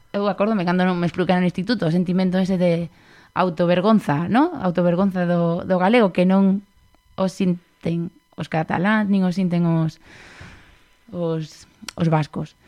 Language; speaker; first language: Galician; non-native, local second language; Spanish